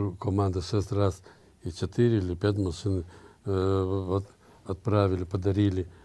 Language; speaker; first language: Russian; non-native, local second language; Lithuanian